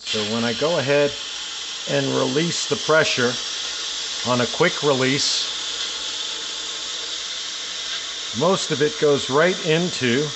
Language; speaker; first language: English; native; English